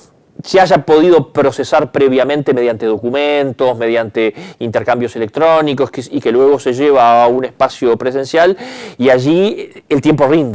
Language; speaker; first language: Spanish; native; Spanish